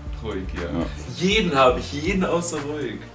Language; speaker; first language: German; native; German